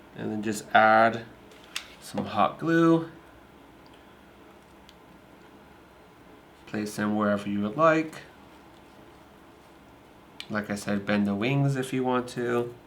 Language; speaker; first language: English; native; English